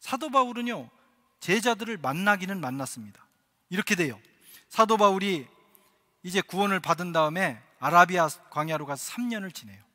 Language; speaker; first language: Korean; native; Korean